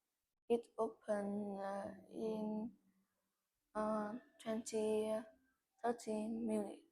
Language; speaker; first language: English; non-native, learner; Vietnamese